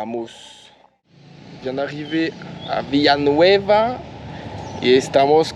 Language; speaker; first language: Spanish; non-native, learner; French